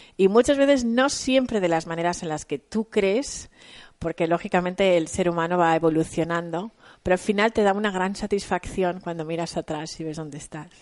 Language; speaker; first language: Spanish; native; Spanish